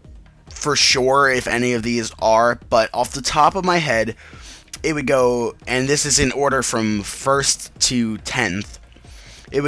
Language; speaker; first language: English; native; English